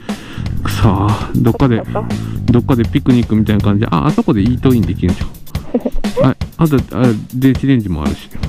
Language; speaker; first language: Japanese; native; Japanese